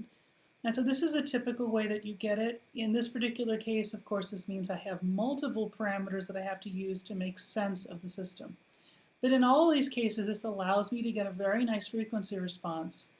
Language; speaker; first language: English; native; English